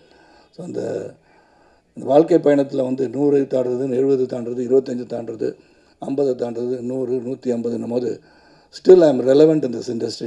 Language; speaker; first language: Tamil; native; Tamil